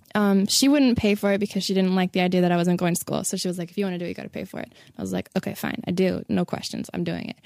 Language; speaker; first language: English; native; English